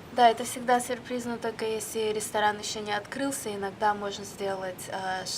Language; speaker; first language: Russian; early bilingual, other home language; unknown